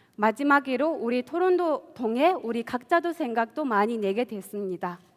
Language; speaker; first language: Korean; non-native, fluent; Mongolian